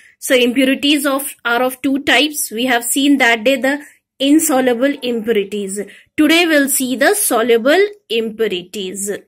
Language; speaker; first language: English; non-native, local second language; Hindi